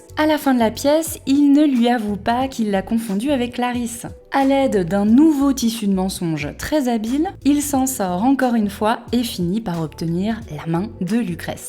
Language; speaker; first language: French; native; French